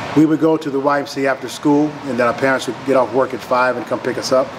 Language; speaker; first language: English; native; English